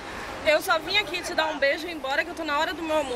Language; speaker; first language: Portuguese; native; Portuguese